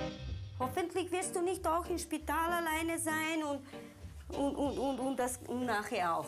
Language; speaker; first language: German; non-native, learner; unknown